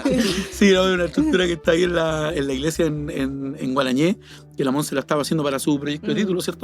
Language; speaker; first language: Spanish; native; Spanish